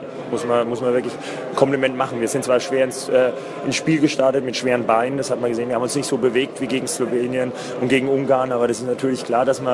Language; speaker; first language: German; native; German